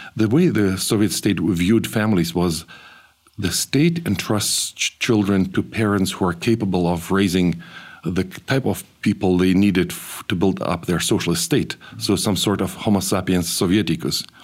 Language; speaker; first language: English; early bilingual, other home language; German